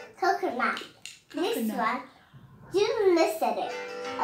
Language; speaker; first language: English; non-native, learner; Vietnamese